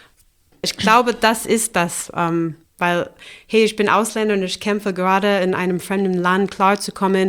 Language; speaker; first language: German; non-native, fluent; English